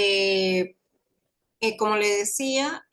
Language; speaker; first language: Spanish; native; Spanish